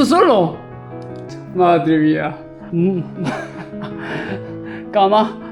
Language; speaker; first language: Spanish; non-native, learner; Korean